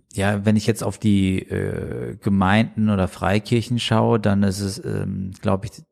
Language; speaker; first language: German; native; German